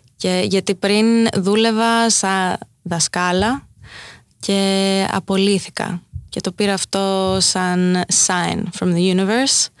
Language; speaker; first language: Greek; early bilingual, heritage; Greek